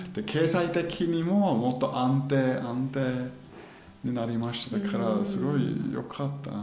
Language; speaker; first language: Japanese; non-native, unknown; German